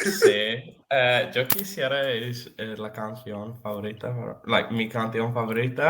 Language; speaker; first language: Spanish; non-native, fluent; Serbian